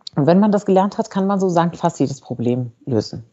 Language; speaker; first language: German; non-native, fluent; Arabic